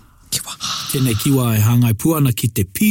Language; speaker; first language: Māori; non-native, local second language; English